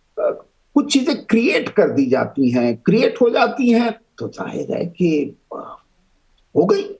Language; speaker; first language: Hindi; native; Hindi